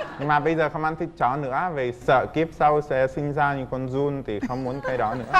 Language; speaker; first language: Vietnamese; non-native, fluent; Czech